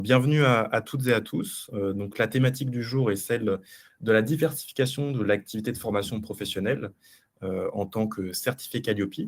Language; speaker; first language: French; native; French